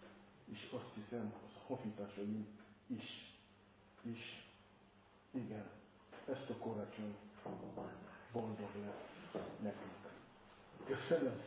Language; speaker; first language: Hungarian; non-native, fluent; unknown